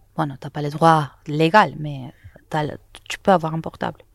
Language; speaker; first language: French; non-native, fluent; Spanish